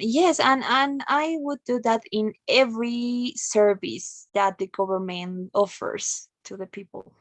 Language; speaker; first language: English; non-native, learner; Spanish